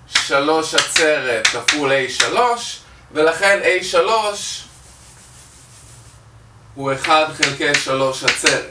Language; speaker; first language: Hebrew; native; Hebrew